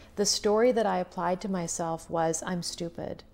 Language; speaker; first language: English; native; English